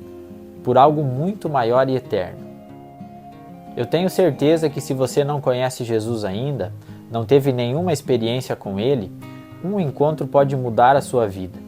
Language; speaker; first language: Portuguese; native; Portuguese